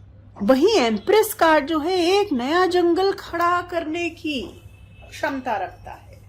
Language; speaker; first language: Hindi; native; Hindi